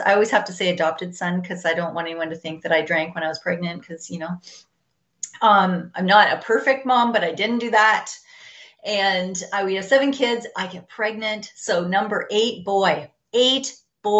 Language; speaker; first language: English; native; English